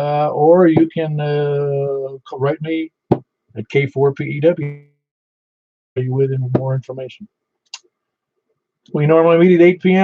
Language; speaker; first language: English; native; English